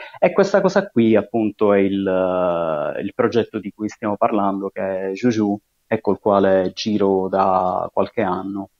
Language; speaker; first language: Italian; native; Italian